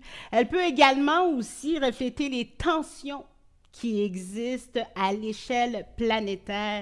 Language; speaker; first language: French; native; French